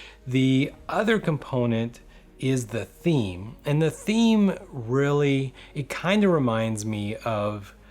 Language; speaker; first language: English; native; English